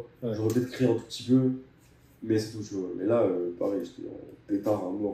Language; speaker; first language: French; native; French